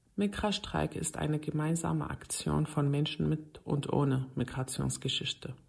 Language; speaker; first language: German; non-native, fluent; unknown